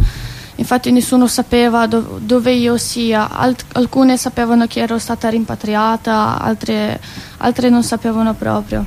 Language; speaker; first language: Italian; non-native, fluent; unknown